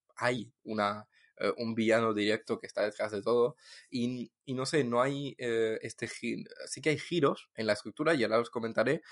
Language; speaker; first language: Spanish; non-native, fluent; French